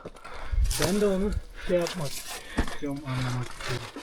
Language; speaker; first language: Turkish; native; Turkish